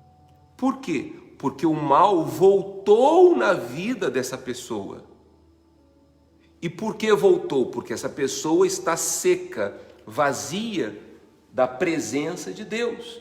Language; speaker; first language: Portuguese; native; Portuguese